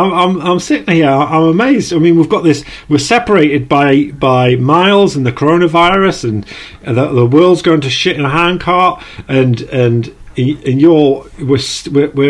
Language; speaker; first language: English; native; English